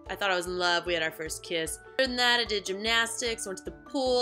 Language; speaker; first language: English; native; English